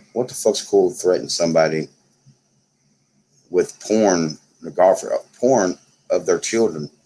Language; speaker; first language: English; native; English